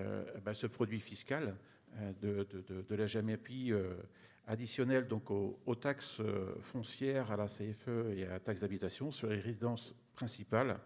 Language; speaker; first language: French; native; French